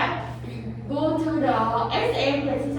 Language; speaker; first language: English; non-native, learner; Vietnamese